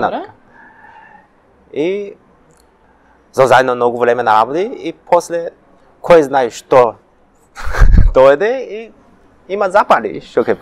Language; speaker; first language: Macedonian; non-native, learner; Chinese